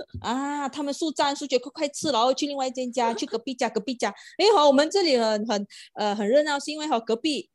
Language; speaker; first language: Chinese; non-native, local second language; Malay